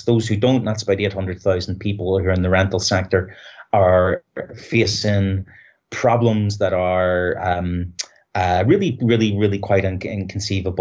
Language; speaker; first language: English; native; English